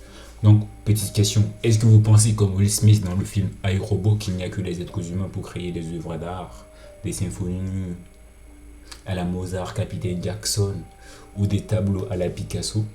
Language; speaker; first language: French; native; French